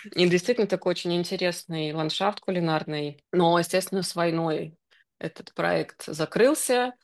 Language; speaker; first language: Russian; native; Russian